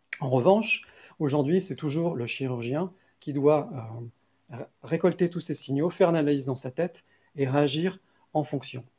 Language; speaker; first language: French; native; French